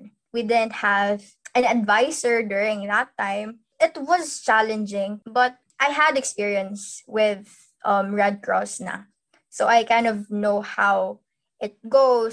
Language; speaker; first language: English; non-native, local second language; Hiligaynon